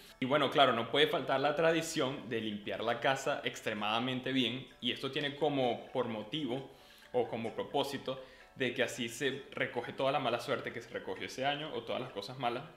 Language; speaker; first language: Spanish; native; Spanish